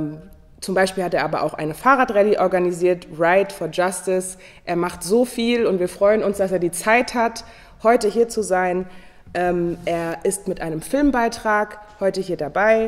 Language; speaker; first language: German; native; German